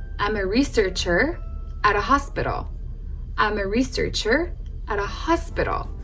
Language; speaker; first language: English; early bilingual, other home language; Korean